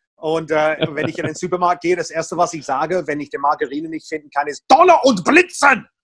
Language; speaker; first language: German; non-native, fluent; English